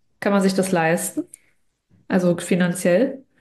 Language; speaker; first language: German; native; German